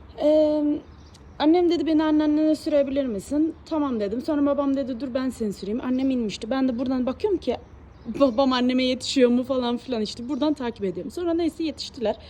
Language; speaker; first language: Turkish; early bilingual, heritage; Turkish